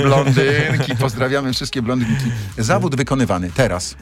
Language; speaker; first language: Polish; native; Polish